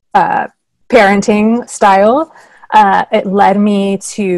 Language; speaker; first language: English; native; English